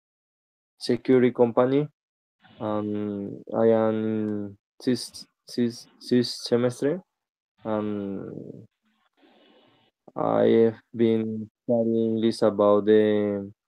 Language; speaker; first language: English; non-native, learner; Spanish